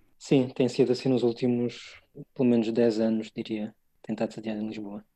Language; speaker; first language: Portuguese; early bilingual, other home language; English